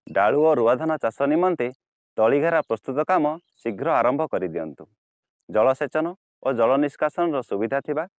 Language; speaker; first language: Odia; native; Odia